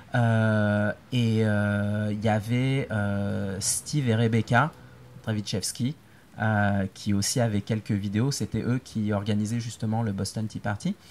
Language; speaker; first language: French; native; French